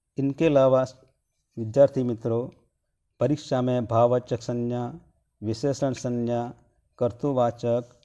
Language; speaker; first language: Hindi; non-native, local second language; Gujarati